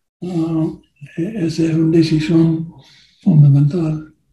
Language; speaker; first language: Spanish; non-native, learner; English